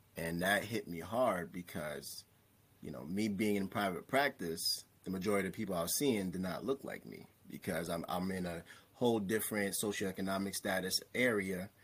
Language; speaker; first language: English; native; English